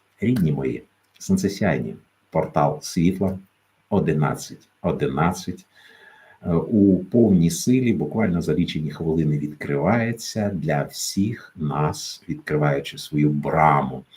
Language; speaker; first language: Ukrainian; native; Ukrainian